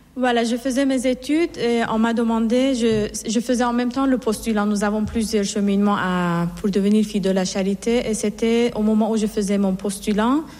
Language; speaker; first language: French; non-native, fluent; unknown